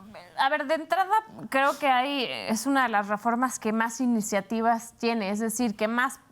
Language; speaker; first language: Spanish; native; Spanish